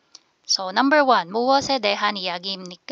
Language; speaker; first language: Korean; non-native, fluent; Filipino